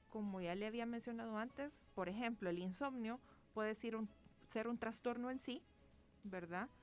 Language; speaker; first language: Spanish; native; Spanish